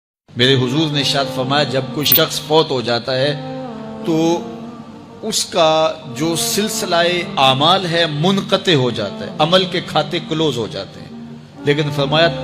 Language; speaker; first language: Urdu; native; Urdu